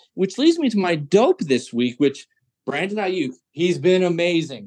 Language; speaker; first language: English; native; English